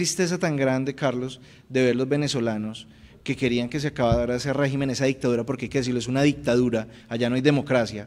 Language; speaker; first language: Spanish; native; Spanish